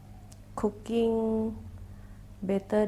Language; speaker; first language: English; non-native, learner; Thai